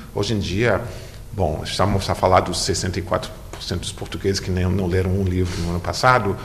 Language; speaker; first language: Portuguese; non-native, fluent; English